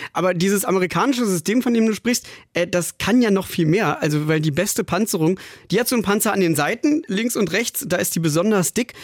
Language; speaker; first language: German; native; German